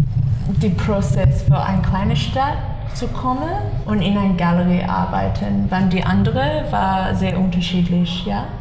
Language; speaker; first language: German; non-native, learner; English